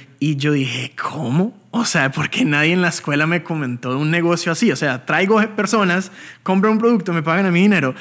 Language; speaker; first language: Spanish; early bilingual, heritage; Spanish